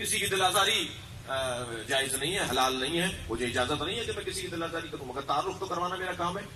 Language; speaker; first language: Urdu; native; Urdu